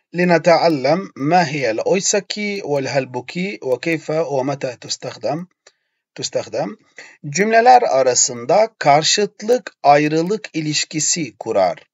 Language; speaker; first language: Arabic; non-native, fluent; Turkish